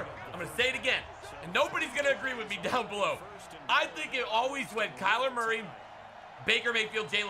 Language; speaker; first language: English; native; English